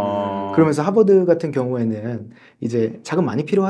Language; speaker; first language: Korean; native; Korean